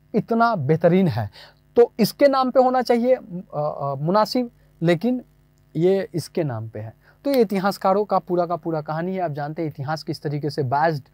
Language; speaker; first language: Hindi; native; Hindi